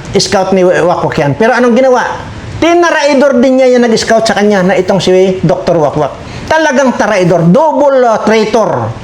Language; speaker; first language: Filipino; native; Filipino